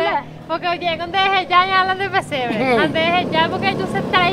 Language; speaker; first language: Spanish; native; Spanish